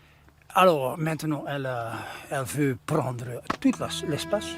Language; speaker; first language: French; non-native, learner; Dutch